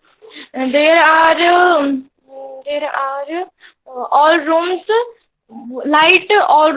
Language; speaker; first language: English; non-native, learner; Hindi